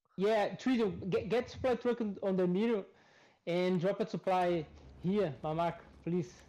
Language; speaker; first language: English; non-native, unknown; Portuguese